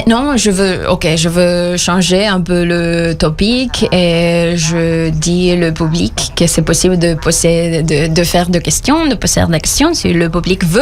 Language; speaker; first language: French; non-native, fluent; Spanish